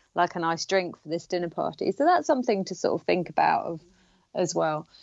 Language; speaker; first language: English; native; English